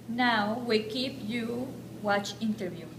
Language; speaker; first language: English; non-native, learner; Spanish